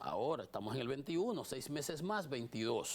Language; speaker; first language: Spanish; native; Spanish